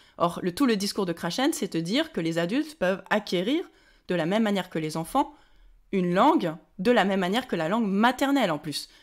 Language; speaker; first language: French; native; French